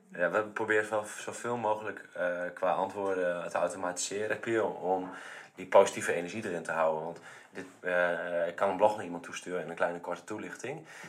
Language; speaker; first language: Dutch; native; Dutch